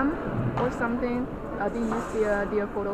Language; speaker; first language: English; non-native, learner; Chinese